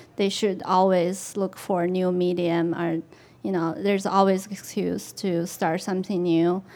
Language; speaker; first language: English; non-native, fluent; Chinese